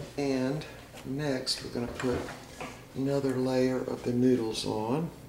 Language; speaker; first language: English; native; English